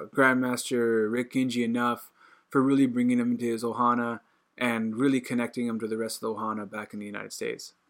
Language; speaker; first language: English; native; English